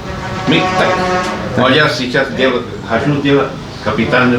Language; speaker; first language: Russian; non-native, learner; Spanish